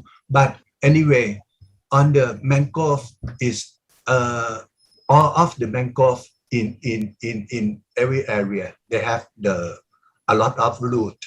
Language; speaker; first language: English; non-native, learner; Thai